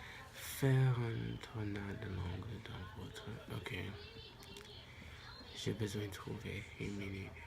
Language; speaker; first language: French; non-native, local second language; English